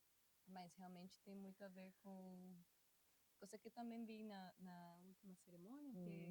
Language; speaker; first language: Portuguese; non-native, fluent; Spanish